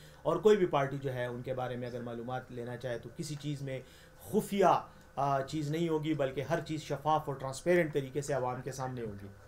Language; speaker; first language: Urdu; non-native, local second language; Pashto